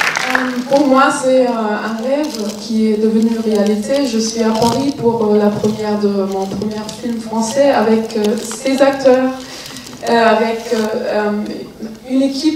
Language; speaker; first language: French; non-native, fluent; German